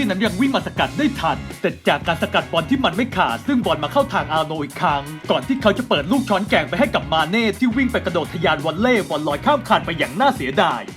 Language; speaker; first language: Thai; native; Thai